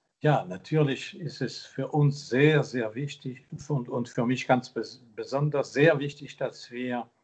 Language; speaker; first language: German; non-native, local second language; French